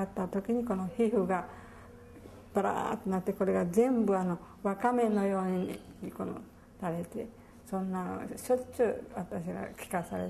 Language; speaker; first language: Japanese; native; Japanese